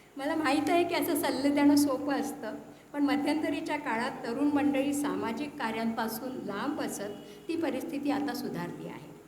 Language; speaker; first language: Marathi; early bilingual, heritage; Marathi